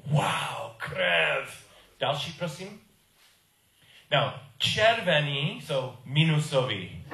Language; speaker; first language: Czech; non-native, learner; English